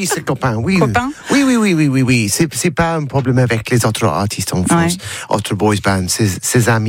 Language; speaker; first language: French; non-native, learner; English